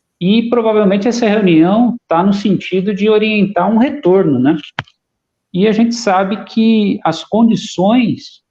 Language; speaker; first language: Portuguese; native; Portuguese